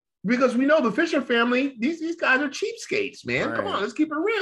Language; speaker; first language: English; native; English